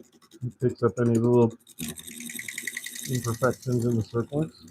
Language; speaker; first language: English; native; English